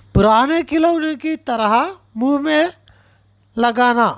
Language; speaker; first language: Hindi; non-native, local second language; Telugu